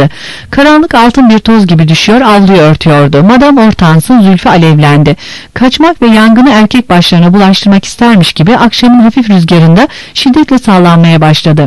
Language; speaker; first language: Turkish; native; Turkish